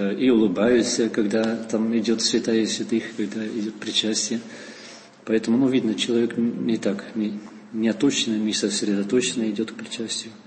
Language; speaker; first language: Russian; non-native, fluent; Dutch